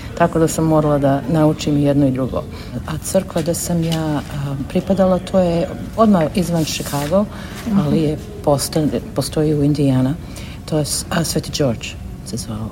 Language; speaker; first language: Serbian; early bilingual, heritage; Serbian